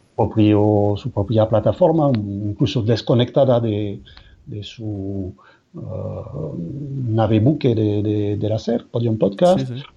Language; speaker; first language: Spanish; non-native, fluent; French